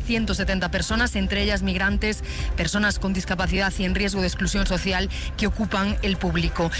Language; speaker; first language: Spanish; native; Spanish